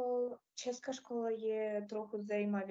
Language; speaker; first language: Czech; non-native, learner; Ukrainian